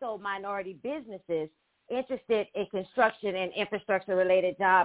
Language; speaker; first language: English; native; English